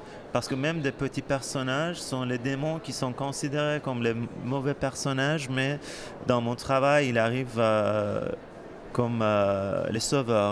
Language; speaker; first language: French; non-native, fluent; Persian